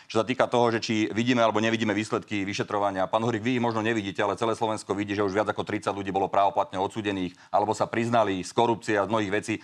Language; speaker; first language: Slovak; native; Slovak